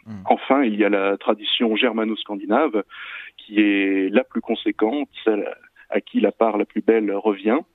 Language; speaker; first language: French; native; French